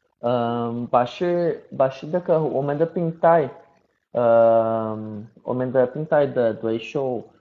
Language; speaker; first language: Chinese; non-native, learner; Portuguese